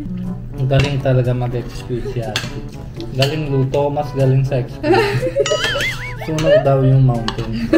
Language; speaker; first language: Filipino; non-native, learner; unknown